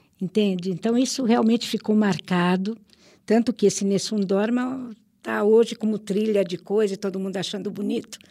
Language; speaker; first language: Portuguese; early bilingual, other home language; Italian